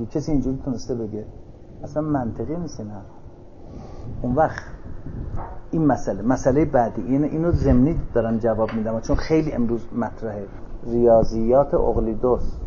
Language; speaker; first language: Persian; native; Persian